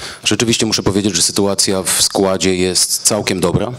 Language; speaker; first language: Polish; native; Polish